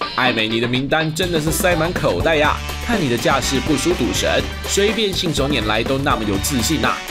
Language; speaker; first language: Chinese; native; Chinese